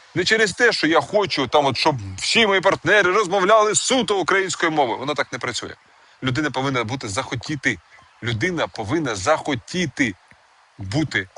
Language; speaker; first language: Ukrainian; non-native, local second language; Russian